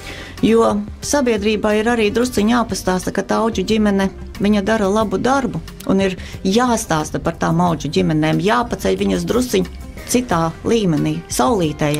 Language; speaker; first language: Latvian; native; Latvian